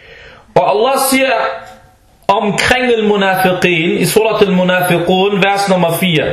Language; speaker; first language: Danish; non-native, fluent; Arabic